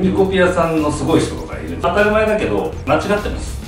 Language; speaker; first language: Japanese; native; Japanese